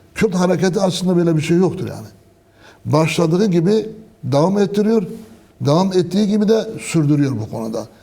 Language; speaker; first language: Turkish; non-native, local second language; Kurdish